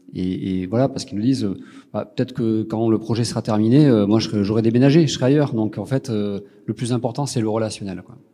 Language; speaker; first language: French; native; French